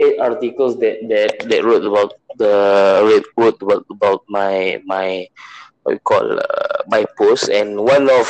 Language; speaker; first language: English; non-native, local second language; Malay